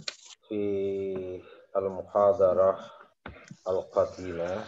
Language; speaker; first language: Arabic; non-native, fluent; Indonesian